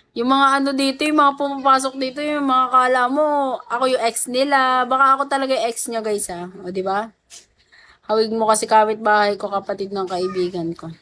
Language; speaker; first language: Filipino; non-native, local second language; Cebuano